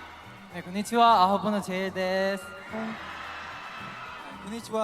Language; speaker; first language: Japanese; non-native, learner; Korean